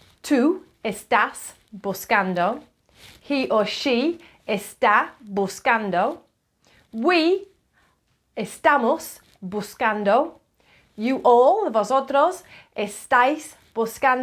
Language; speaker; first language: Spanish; non-native, learner; English